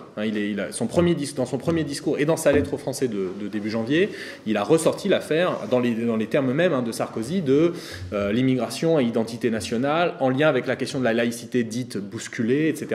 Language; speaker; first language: French; native; French